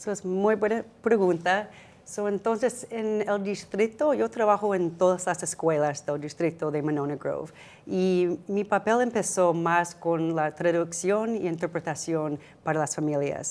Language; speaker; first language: Spanish; non-native, fluent; English